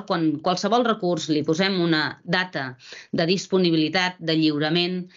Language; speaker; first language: Catalan; native; Catalan